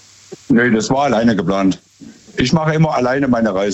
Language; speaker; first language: German; native; German